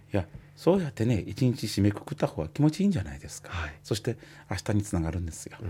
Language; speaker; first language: Japanese; non-native, fluent; Chinese